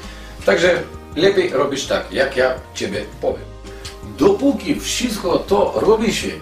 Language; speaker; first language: Polish; non-native, fluent; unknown